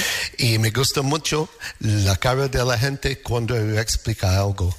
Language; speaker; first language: Spanish; non-native, learner; English